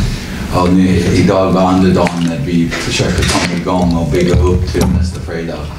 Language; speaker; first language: Swedish; non-native, learner; English